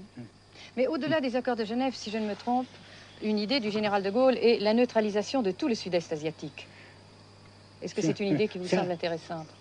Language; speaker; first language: French; native; French